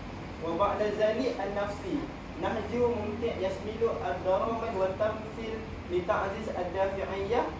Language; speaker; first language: Arabic; non-native, learner; Malay